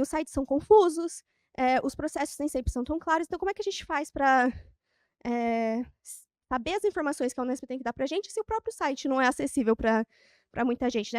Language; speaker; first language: Portuguese; native; Portuguese